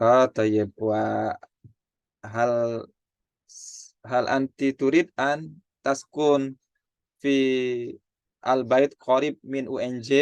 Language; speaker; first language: Arabic; non-native, fluent; Indonesian